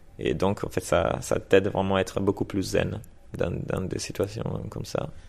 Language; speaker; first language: French; native; French